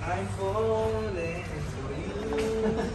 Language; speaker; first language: English; non-native, learner; Filipino